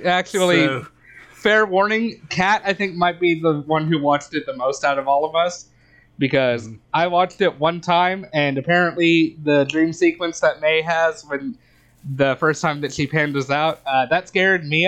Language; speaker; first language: English; native; English